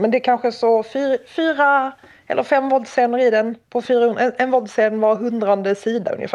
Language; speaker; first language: Swedish; native; Swedish